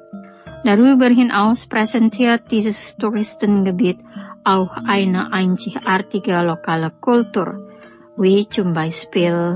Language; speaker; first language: German; non-native, fluent; Indonesian